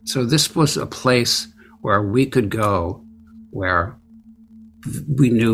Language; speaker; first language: English; early bilingual, other home language; Armenian